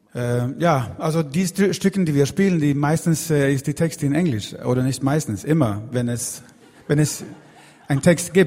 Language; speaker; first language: German; non-native, fluent; Swedish